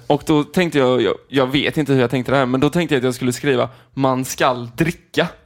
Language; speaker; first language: Swedish; native; Swedish